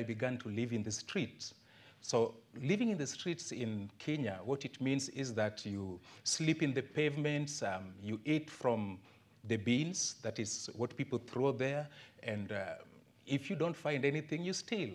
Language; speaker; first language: English; non-native, local second language; Luo (Kenya and Tanzania)